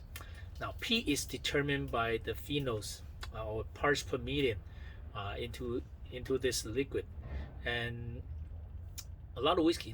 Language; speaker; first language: English; non-native, fluent; Chinese